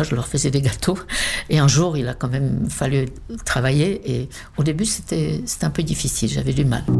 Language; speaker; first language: French; non-native, fluent; Czech